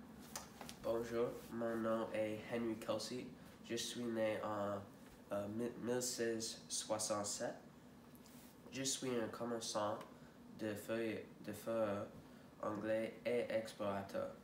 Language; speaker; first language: French; non-native, learner; English